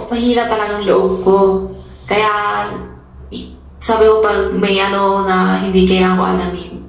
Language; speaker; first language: Filipino; non-native, learner; Chinese